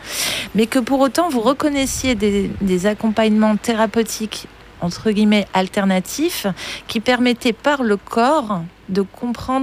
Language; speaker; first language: French; native; French